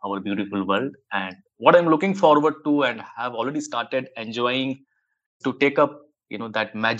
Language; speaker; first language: English; non-native, local second language; Hindi